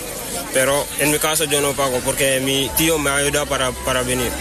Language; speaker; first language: Spanish; non-native, learner; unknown